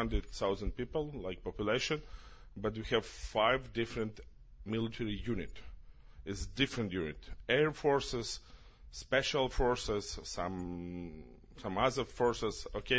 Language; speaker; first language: English; non-native, learner; Ukrainian